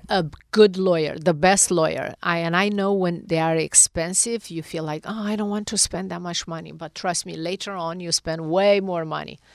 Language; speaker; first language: English; non-native, fluent; Romanian